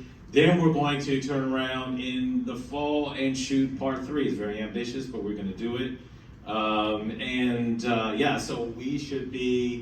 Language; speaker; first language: English; native; English